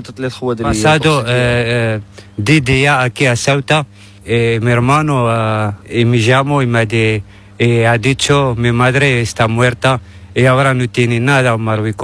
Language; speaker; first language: Spanish; non-native, learner; Arabic